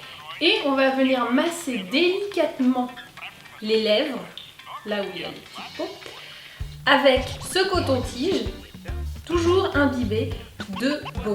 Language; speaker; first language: French; native; French